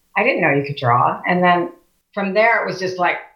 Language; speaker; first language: English; native; English